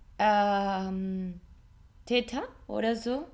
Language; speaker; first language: German; non-native, learner; Spanish